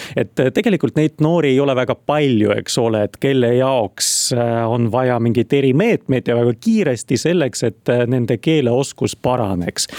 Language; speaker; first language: Estonian; non-native, local second language; Russian